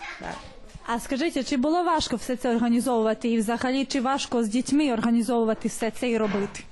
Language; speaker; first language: Ukrainian; early bilingual, heritage; Ukrainian